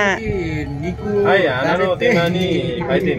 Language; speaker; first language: Japanese; non-native, learner; Nepali